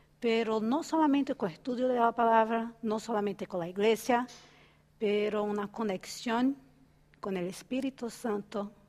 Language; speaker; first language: Spanish; non-native, fluent; Portuguese